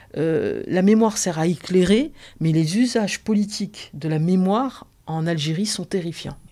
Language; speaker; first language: French; early bilingual, other home language; Arabic